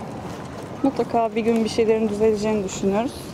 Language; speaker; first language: Turkish; native; Turkish